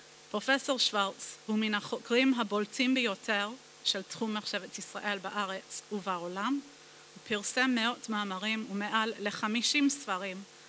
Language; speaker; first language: Hebrew; native; Hebrew